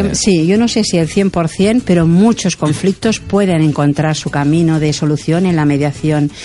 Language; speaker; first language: Spanish; non-native, local second language; Catalan